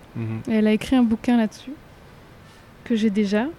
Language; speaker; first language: French; native; French